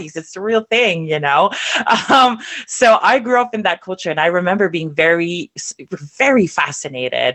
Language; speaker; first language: English; non-native, local second language; German